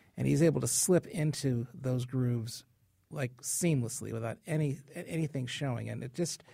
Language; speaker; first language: English; native; English